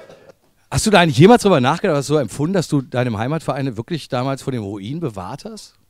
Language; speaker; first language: German; native; German